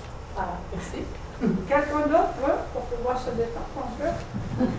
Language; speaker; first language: French; non-native, fluent; Portuguese